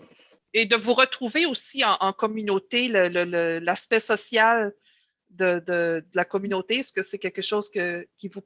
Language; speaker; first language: French; native; French